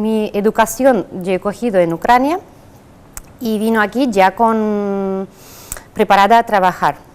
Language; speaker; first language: Spanish; non-native, fluent; Russian